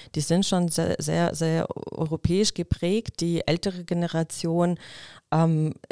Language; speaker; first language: German; non-native, fluent; Russian